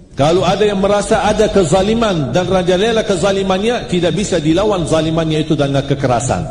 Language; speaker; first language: Malay; non-native, fluent; Arabic